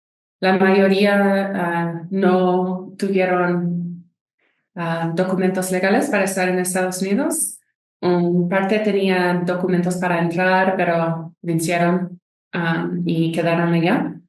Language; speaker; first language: Spanish; non-native, fluent; English